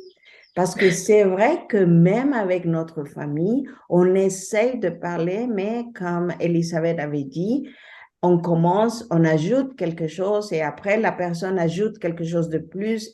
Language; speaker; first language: French; non-native, fluent; Spanish